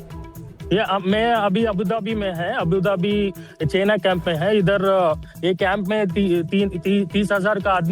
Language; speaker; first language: Hindi; non-native, local second language; Telugu